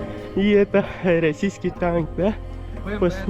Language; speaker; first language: Russian; non-native, learner; Pashto